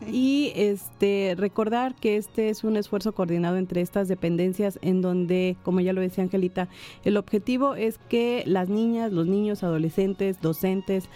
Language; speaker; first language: Spanish; native; Spanish